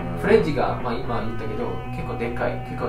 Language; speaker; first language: Japanese; non-native, fluent; English